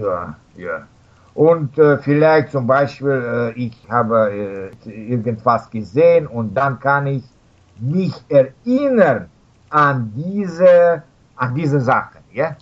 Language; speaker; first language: German; non-native, learner; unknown